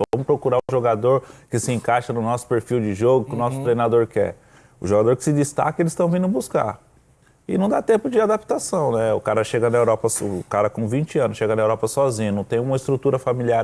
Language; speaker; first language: Portuguese; native; Portuguese